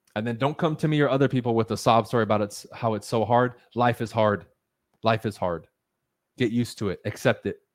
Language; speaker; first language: English; early bilingual, other home language; Spanish